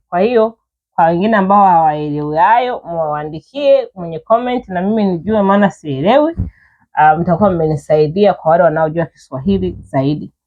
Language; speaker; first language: Swahili; non-native, fluent; Kinyarwanda